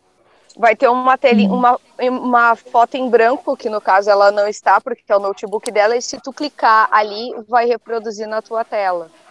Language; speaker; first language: Portuguese; native; Portuguese